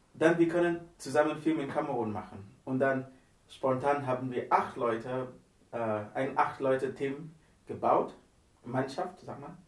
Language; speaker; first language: German; non-native, fluent; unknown